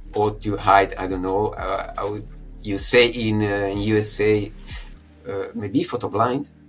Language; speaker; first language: English; non-native, fluent; Italian